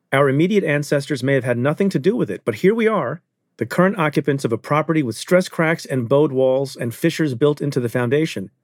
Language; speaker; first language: English; early bilingual, other home language; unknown